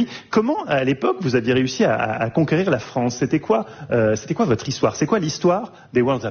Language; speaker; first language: French; native; French